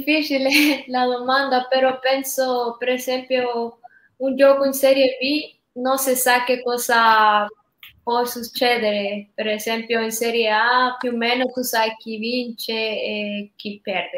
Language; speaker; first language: Italian; non-native, learner; Spanish